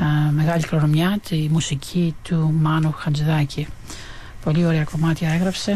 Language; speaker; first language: Greek; native; Greek